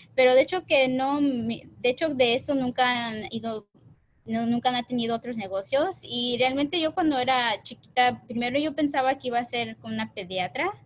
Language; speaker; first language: Spanish; early bilingual, heritage; Spanish